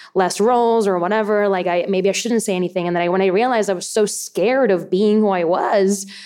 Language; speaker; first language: English; early bilingual, other home language; Spanish